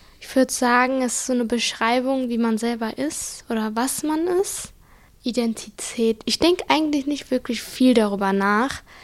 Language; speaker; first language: German; early bilingual, other home language; Arabic